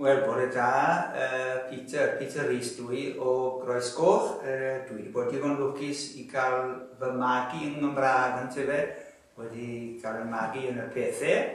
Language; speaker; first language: Welsh; native; Welsh